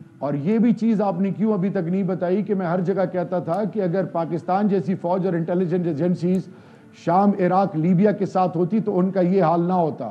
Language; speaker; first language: Urdu; non-native, local second language; Pashto